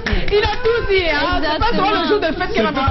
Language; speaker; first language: French; native; French